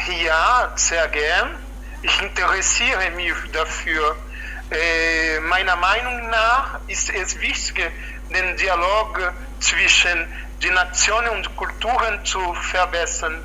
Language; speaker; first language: German; non-native, fluent; Portuguese